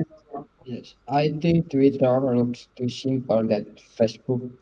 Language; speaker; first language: English; non-native, learner; Indonesian